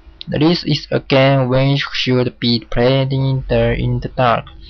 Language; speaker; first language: English; non-native, learner; Chinese